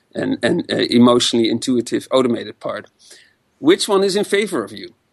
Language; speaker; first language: English; non-native, fluent; Dutch